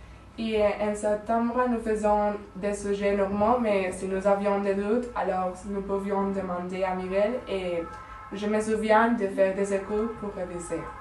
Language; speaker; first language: French; non-native, learner; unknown